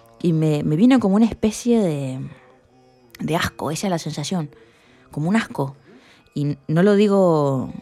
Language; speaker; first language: Spanish; native; Spanish